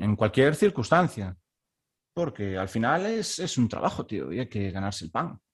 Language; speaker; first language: Spanish; native; Spanish